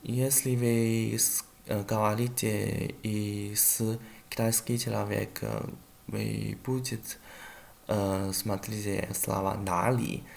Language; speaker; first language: Russian; non-native, learner; Chinese